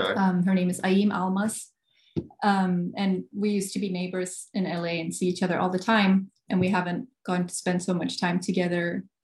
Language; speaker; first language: English; non-native, fluent; Swedish